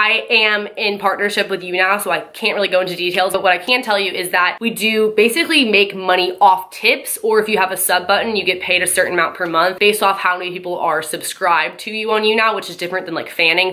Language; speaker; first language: English; native; English